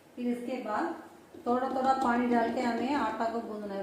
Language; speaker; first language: Hindi; non-native, local second language; Tamil